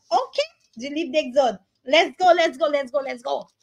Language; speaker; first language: English; non-native, learner; Haitian Creole